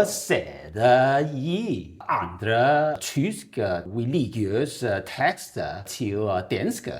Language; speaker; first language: Danish; non-native, learner; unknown